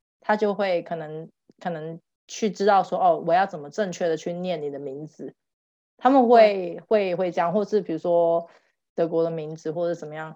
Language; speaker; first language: Chinese; native; Chinese